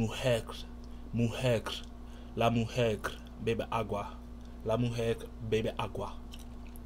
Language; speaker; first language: Spanish; non-native, learner; English